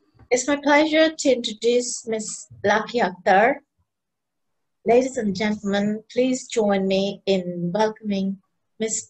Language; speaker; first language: English; non-native, local second language; Bangla